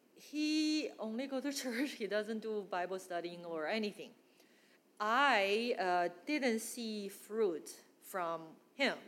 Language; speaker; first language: English; non-native, fluent; Chinese